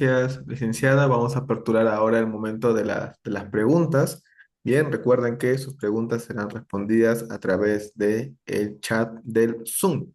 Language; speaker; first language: Spanish; native; Spanish